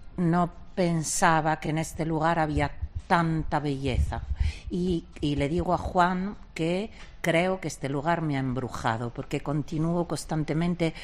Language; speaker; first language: Spanish; non-native, fluent; Italian